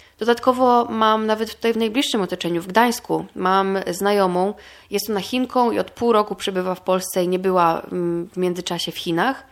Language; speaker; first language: Polish; native; Polish